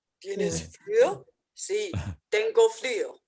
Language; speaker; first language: Spanish; non-native, learner; English